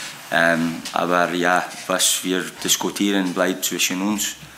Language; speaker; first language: German; non-native, fluent; English